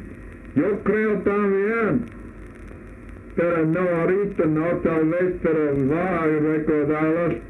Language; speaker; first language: Spanish; non-native, learner; English